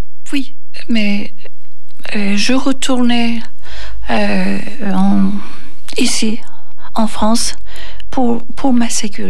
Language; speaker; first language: French; non-native, learner; Turkish